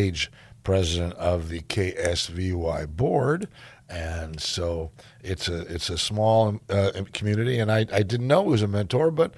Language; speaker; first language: English; native; English